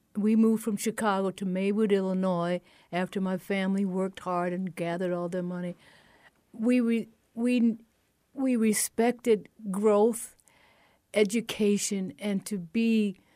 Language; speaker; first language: English; native; English